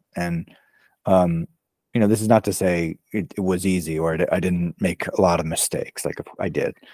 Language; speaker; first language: English; native; English